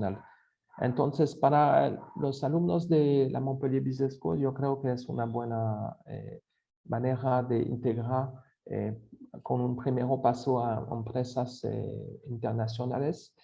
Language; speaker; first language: Spanish; non-native, fluent; French